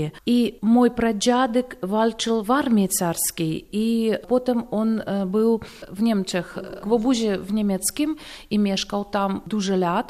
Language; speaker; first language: Polish; non-native, fluent; Russian